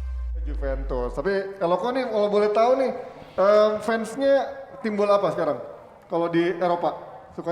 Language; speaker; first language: Indonesian; native; Indonesian